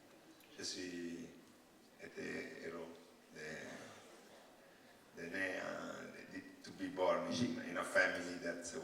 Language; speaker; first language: English; non-native, learner; Italian